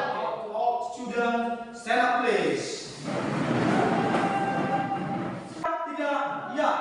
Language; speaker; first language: English; non-native, learner; Indonesian